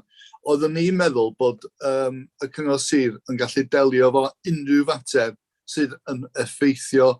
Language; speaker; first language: Welsh; native; Welsh